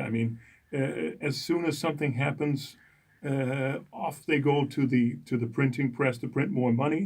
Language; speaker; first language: English; non-native, fluent; Danish